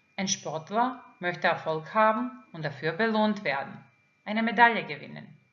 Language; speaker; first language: German; non-native, fluent; Croatian